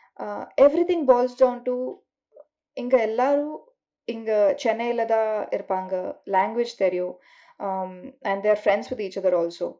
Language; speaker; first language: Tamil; non-native, learner; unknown